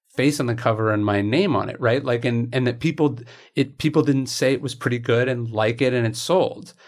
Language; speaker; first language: English; native; English